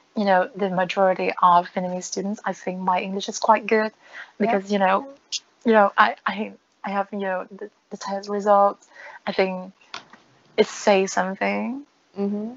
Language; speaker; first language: English; non-native, fluent; Vietnamese